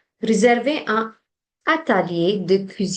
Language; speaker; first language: French; non-native, fluent; Hindi